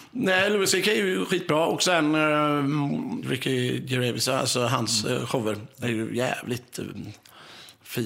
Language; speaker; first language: Swedish; native; Swedish